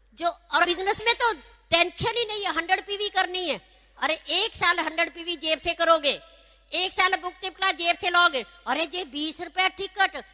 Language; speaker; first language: Hindi; non-native, local second language; Punjabi